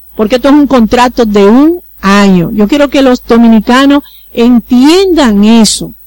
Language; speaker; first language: Spanish; native; Spanish